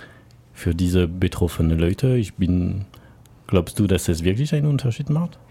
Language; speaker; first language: German; non-native, learner; French